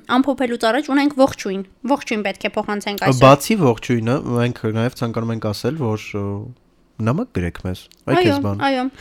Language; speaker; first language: Armenian; native; Armenian